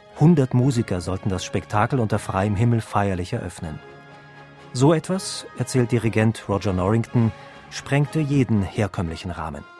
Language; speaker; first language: German; native; German